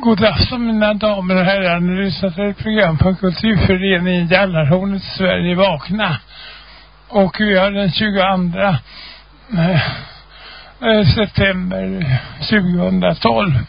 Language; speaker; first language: Swedish; native; Swedish